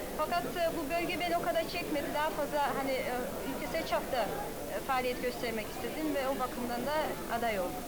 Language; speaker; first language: Turkish; early bilingual, heritage; Turkish